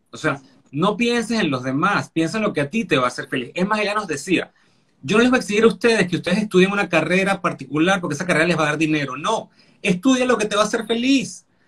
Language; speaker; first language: Spanish; native; Spanish